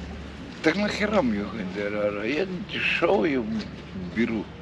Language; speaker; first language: Russian; non-native, local second language; Latvian